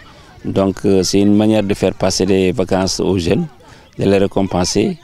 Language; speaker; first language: French; non-native, local second language; Wolof